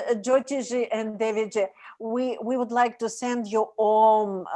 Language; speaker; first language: English; non-native, learner; Russian